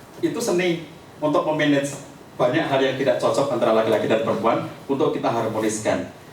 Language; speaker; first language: Indonesian; native; Indonesian